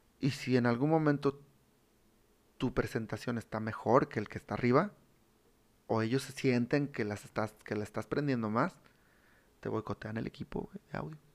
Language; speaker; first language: Spanish; native; Spanish